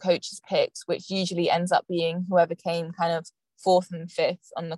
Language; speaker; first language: English; native; English